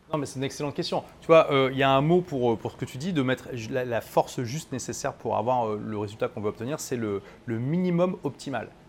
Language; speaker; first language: French; native; French